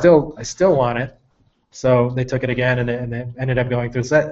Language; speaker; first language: English; native; English